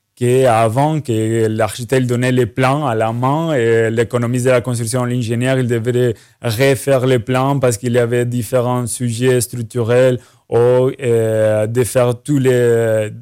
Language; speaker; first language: French; non-native, fluent; Spanish